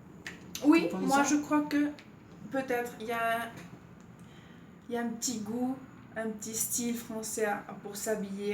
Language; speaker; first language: French; non-native, fluent; Spanish